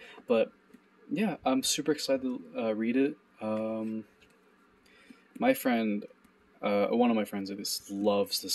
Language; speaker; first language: English; native; English